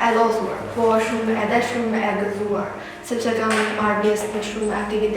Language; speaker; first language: Albanian; non-native, learner; Chinese